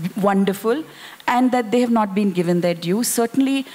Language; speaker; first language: English; non-native, local second language; Hindi